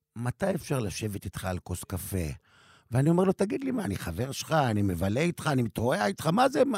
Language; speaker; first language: Hebrew; native; Hebrew